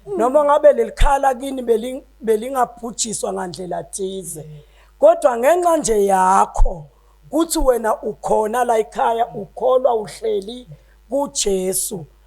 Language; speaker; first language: Zulu; non-native, local second language; Swati